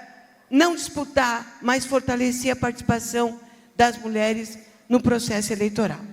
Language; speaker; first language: Portuguese; native; Portuguese